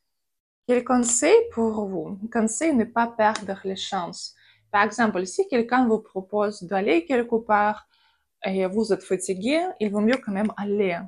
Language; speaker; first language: French; non-native, fluent; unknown